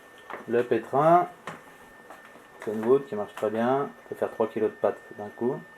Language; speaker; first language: French; native; French